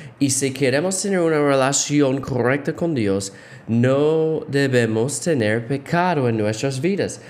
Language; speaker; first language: Spanish; non-native, fluent; English